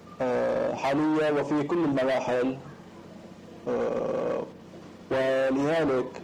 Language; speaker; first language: Arabic; non-native, local second language; Armenian